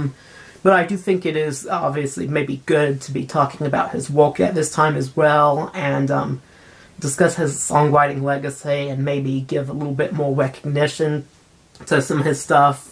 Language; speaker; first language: English; native; English